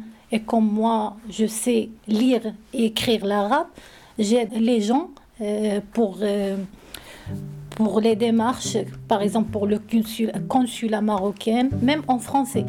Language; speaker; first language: French; non-native, learner; Arabic